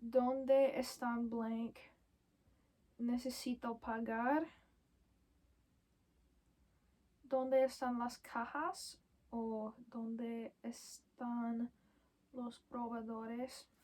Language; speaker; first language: Spanish; non-native, learner; English